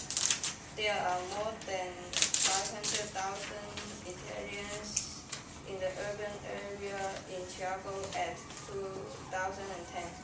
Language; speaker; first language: English; non-native, learner; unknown